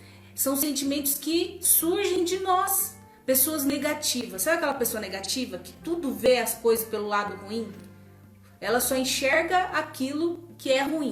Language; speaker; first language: Portuguese; native; Portuguese